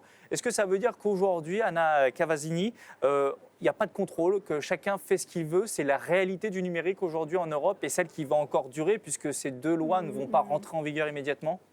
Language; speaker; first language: French; native; French